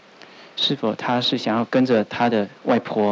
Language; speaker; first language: Chinese; native; Chinese